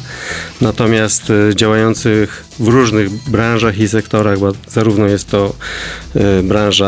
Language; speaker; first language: Polish; native; Polish